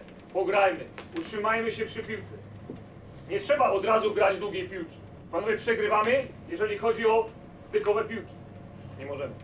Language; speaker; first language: Polish; native; Polish